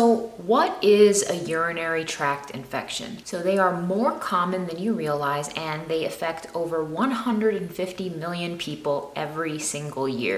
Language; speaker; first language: English; native; English